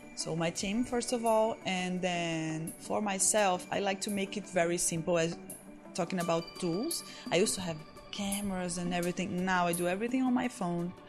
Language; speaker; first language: English; non-native, fluent; Portuguese